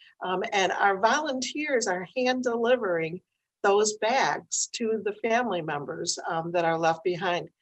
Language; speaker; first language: English; native; English